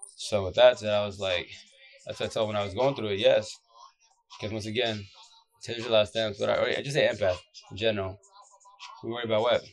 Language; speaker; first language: English; early bilingual, other home language; Spanish